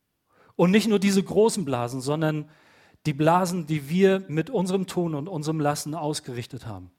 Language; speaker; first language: German; native; German